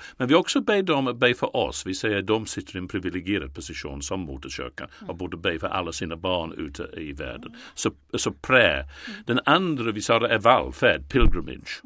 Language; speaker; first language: Swedish; non-native, fluent; English